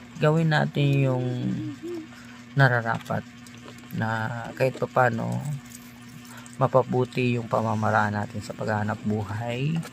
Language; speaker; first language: Filipino; non-native, local second language; Masbatenyo